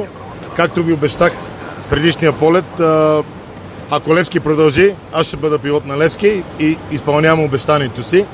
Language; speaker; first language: Bulgarian; native; Bulgarian